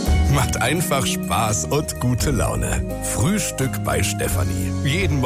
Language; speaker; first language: German; native; German